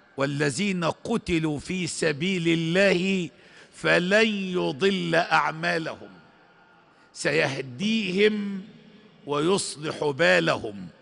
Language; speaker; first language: Arabic; native; Arabic